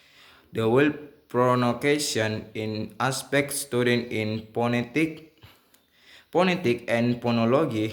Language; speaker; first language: English; non-native, learner; Indonesian